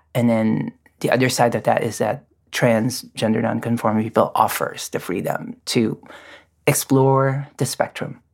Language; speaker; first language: English; non-native, local second language; Filipino